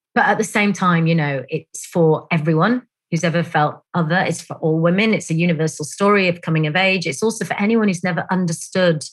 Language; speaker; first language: English; native; English